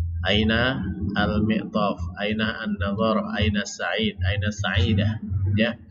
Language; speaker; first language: Arabic; non-native, fluent; Indonesian